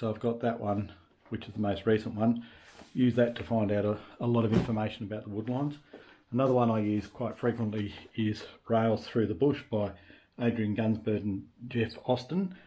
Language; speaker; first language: English; native; English